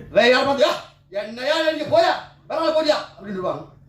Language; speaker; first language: Tamil; native; Tamil